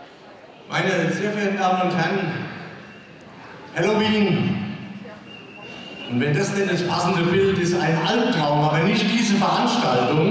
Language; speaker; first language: German; native; German